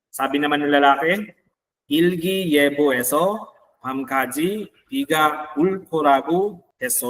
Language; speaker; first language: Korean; non-native, fluent; Filipino